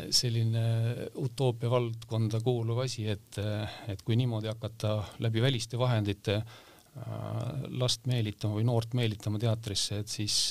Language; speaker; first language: Estonian; native; Estonian